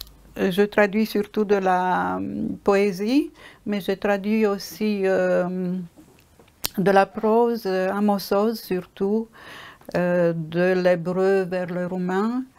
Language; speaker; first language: French; non-native, fluent; Romanian